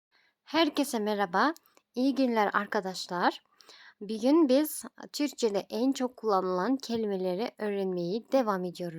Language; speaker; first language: Turkish; non-native, fluent; Kazakh